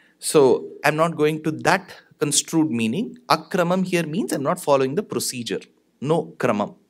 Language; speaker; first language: English; non-native, local second language; Tamil